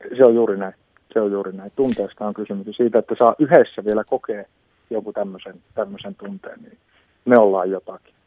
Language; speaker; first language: Finnish; native; Finnish